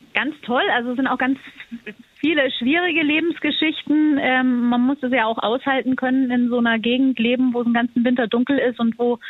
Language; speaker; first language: German; native; German